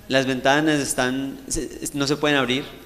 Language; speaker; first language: Spanish; native; Spanish